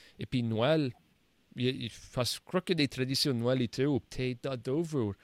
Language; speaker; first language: French; native; French